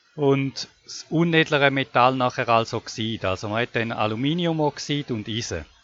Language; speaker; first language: German; native; German